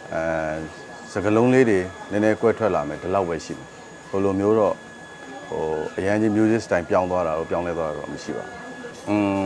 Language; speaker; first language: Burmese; non-native, local second language; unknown